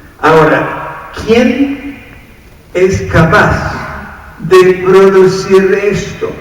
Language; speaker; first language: Spanish; non-native, fluent; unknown